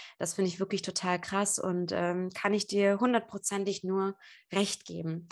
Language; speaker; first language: German; native; German